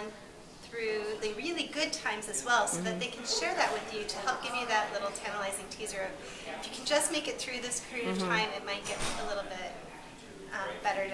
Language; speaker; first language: English; native; English